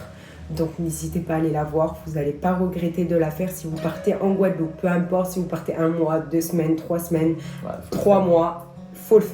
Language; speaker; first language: French; native; French